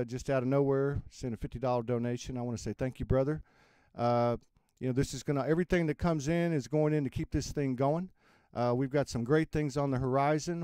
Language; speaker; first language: English; native; English